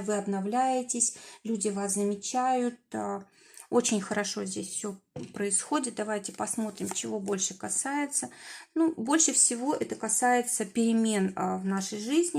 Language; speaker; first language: Russian; native; Russian